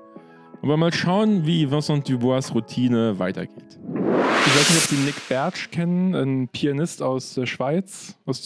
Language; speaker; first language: German; native; German